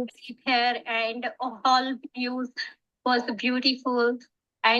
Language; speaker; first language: English; non-native, learner; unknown